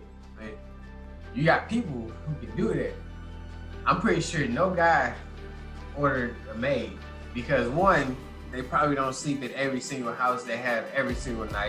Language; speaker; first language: English; native; English